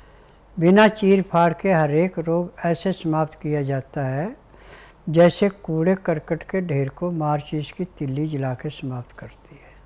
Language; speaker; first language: Hindi; native; Hindi